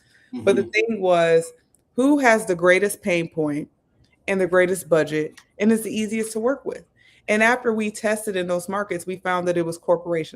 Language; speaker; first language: English; native; English